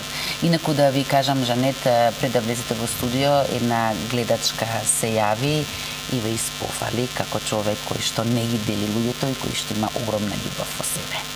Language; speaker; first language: Macedonian; native; Macedonian